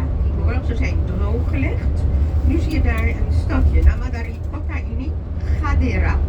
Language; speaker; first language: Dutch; non-native, fluent; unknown